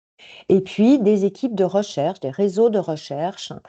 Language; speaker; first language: French; native; French